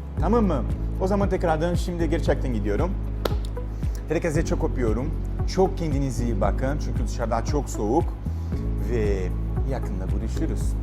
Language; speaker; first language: Turkish; non-native, learner; Portuguese